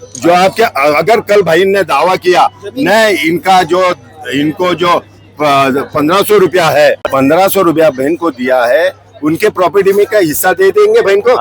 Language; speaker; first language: Hindi; non-native, local second language; Marathi